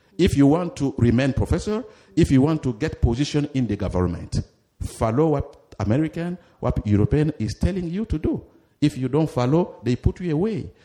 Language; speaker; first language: English; non-native, fluent; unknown